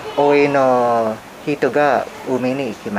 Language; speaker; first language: Japanese; non-native, learner; Hiligaynon